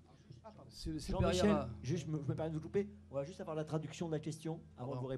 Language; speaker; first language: French; native; French